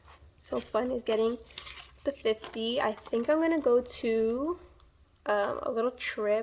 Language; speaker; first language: English; native; English